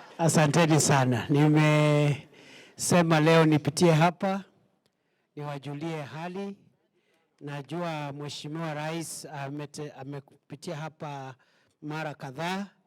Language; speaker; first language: Swahili; non-native, local second language; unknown